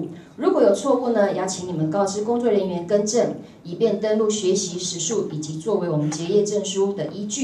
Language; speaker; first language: Chinese; native; Chinese